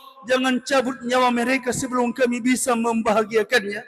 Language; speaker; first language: Indonesian; non-native, local second language; Buginese